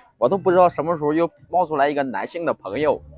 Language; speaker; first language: Chinese; native; Chinese